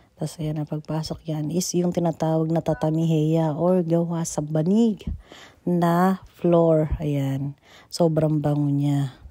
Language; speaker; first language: Filipino; native; Filipino